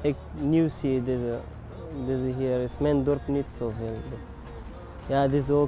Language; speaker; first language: Dutch; non-native, learner; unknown